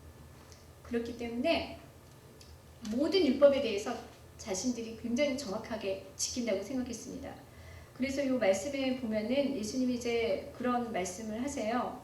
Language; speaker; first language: Korean; native; Korean